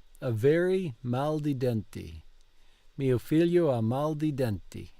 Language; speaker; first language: Italian; non-native, learner; English